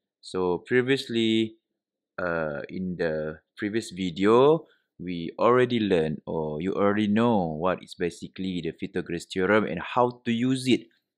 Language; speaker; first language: English; non-native, local second language; Malay